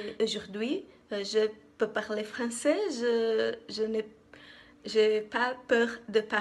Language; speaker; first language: French; non-native, learner; Portuguese